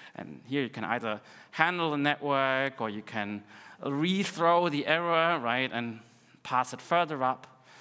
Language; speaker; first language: English; non-native, fluent; Russian